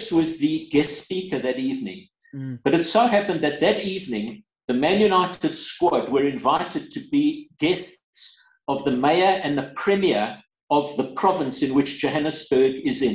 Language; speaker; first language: English; native; English